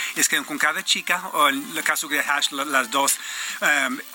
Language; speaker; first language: Spanish; non-native, fluent; English